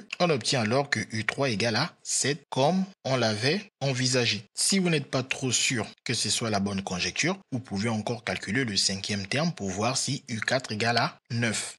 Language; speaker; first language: French; native; French